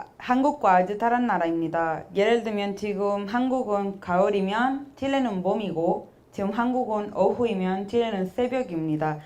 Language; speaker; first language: Korean; non-native, fluent; Spanish